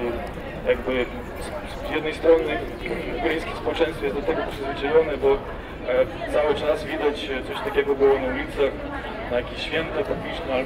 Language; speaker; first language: Polish; non-native, fluent; Ukrainian